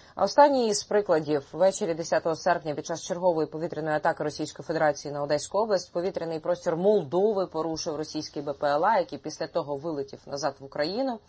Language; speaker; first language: Ukrainian; native; Ukrainian